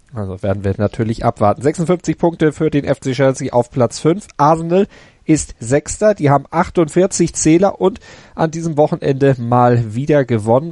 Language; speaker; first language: German; native; German